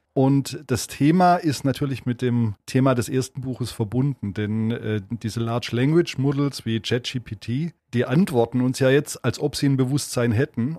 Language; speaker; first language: German; native; German